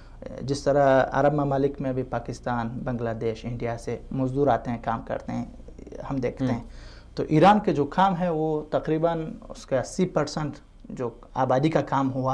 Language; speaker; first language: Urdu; non-native, fluent; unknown